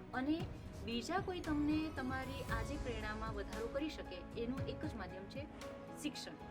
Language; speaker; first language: Gujarati; non-native, local second language; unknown